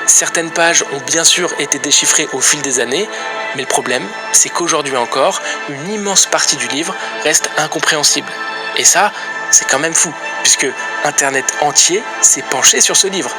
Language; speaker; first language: French; native; French